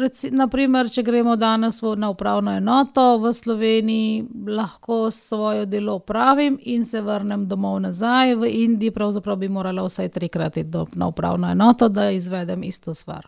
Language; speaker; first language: Slovenian; non-native, fluent; Hindi